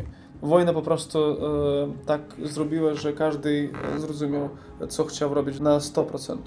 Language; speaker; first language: Polish; non-native, learner; Ukrainian